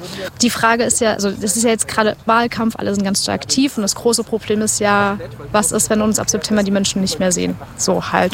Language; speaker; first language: German; native; German